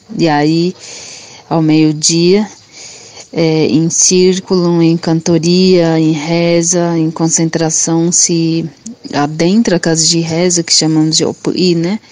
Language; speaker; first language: Portuguese; non-native, local second language; Guarani